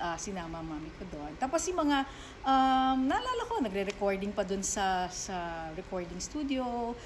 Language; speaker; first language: Filipino; native; Filipino